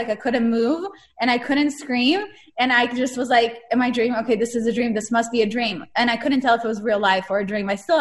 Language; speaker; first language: English; non-native, fluent; Hebrew